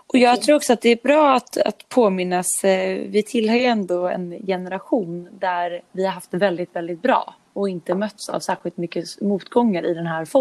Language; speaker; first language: Swedish; native; Swedish